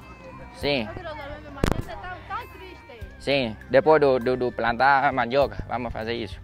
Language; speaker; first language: Portuguese; non-native, learner; Vietnamese